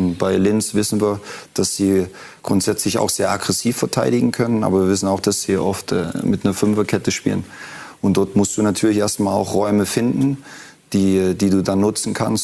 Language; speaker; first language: German; native; German